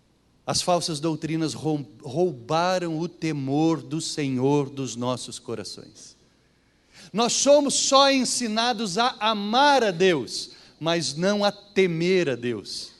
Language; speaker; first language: Portuguese; native; Portuguese